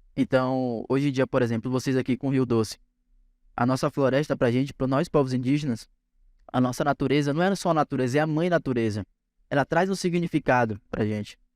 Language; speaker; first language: Portuguese; native; Portuguese